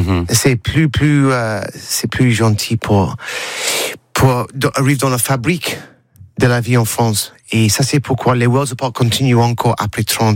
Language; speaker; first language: French; non-native, learner; English